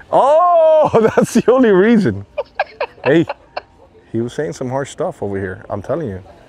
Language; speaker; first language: English; early bilingual, other home language; Spanish